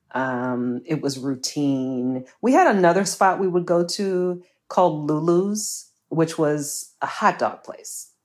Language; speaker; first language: English; native; English